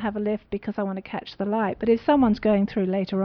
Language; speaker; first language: English; native; English